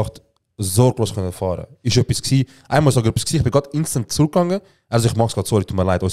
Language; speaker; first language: German; native; German